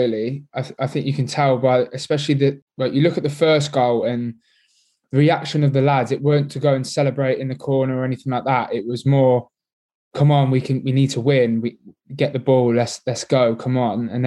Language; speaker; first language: English; native; English